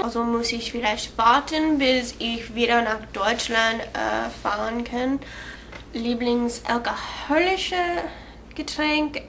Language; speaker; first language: German; non-native, learner; English